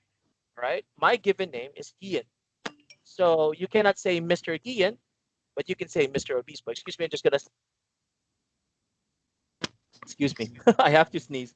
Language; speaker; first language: English; non-native, local second language; Filipino